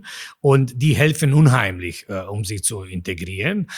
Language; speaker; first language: German; non-native, fluent; Bosnian